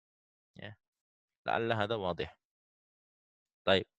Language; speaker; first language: Arabic; non-native, fluent; Indonesian